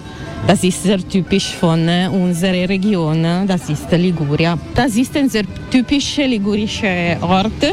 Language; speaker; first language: German; non-native, learner; Italian